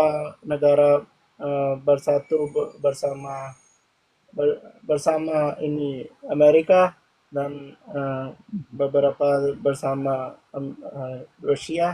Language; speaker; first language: Indonesian; non-native, learner; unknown